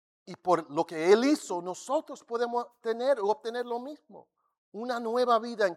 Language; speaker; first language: Spanish; non-native, fluent; English